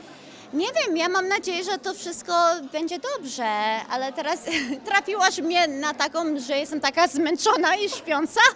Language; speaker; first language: Polish; early bilingual, heritage; Polish